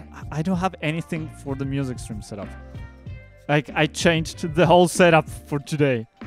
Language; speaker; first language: English; non-native, fluent; Spanish